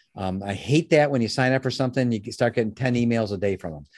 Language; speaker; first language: English; native; English